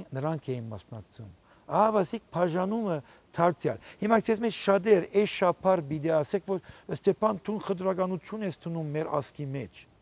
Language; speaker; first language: Armenian; early bilingual, heritage; Armenian